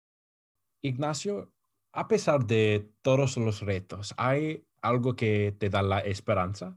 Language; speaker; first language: Spanish; non-native, fluent; English